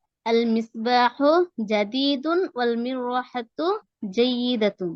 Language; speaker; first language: Arabic; non-native, learner; Bangla